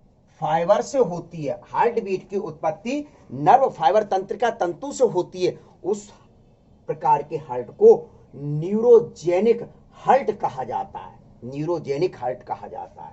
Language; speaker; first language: Hindi; native; Hindi